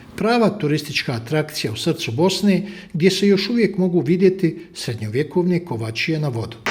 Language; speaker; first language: Bosnian; native; Bosnian